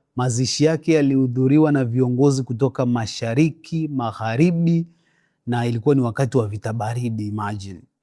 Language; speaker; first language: Swahili; native; Swahili